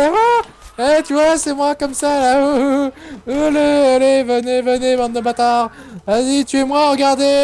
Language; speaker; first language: French; native; French